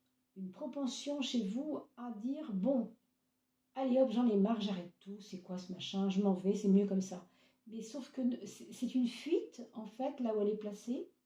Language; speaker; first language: French; native; French